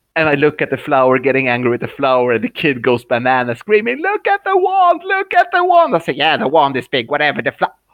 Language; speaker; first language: English; non-native, fluent; Swedish